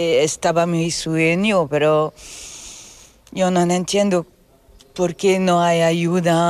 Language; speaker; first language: Spanish; non-native, learner; French